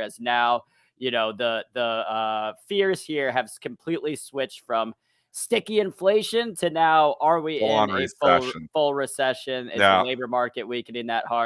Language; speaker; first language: English; native; English